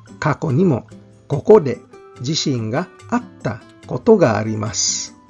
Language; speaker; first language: Japanese; non-native, fluent; Filipino